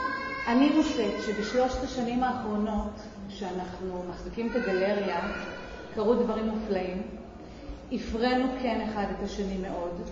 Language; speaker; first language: Hebrew; native; Hebrew